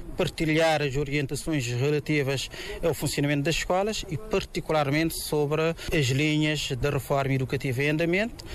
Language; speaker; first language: Portuguese; non-native, local second language; Kabuverdianu